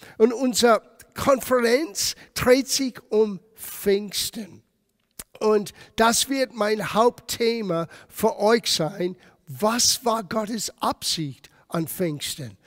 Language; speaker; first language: German; non-native, fluent; English